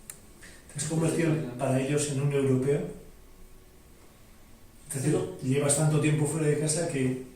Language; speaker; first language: Spanish; native; Spanish